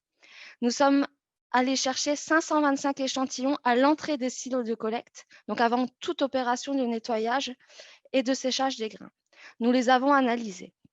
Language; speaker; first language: French; native; French